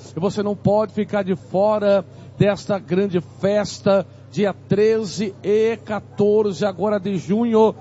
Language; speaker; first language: Portuguese; native; Portuguese